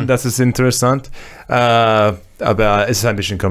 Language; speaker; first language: German; non-native, learner; English